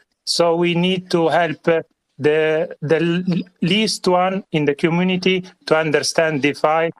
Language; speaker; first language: English; non-native, learner; Italian